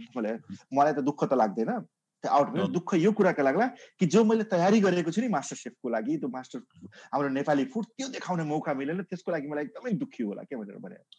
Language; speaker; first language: Nepali; non-native, local second language; Maithili